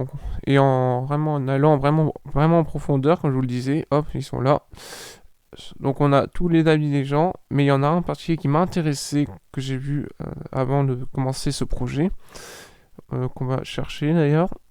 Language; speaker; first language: French; native; French